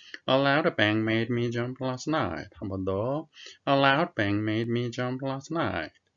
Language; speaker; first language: English; non-native, fluent; Korean